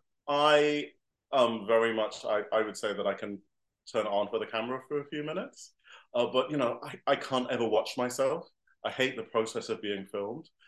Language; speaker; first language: English; native; English